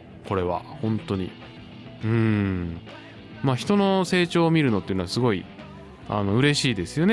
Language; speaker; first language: Japanese; native; Japanese